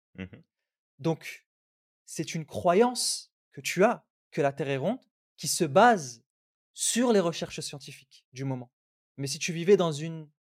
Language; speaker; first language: French; non-native, local second language; Arabic